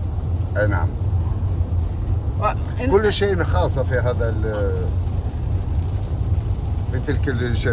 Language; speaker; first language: Arabic; non-native, fluent; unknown